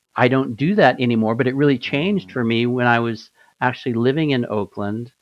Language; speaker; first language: English; native; English